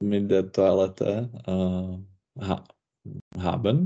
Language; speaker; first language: German; non-native, learner; Czech